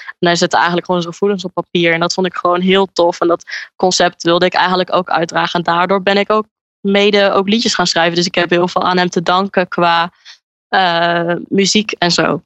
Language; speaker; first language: Dutch; native; Dutch